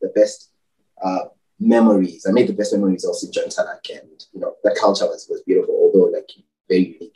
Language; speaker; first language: English; non-native, local second language; North Ndebele